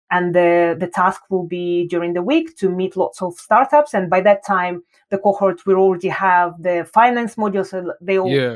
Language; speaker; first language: English; non-native, fluent; Russian